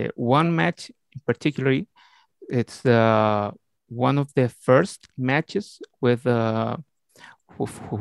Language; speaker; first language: English; non-native, learner; Spanish